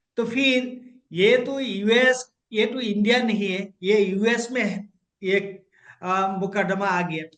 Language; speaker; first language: Hindi; non-native, local second language; Assamese